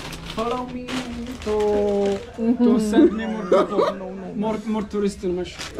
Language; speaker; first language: English; non-native, learner; Arabic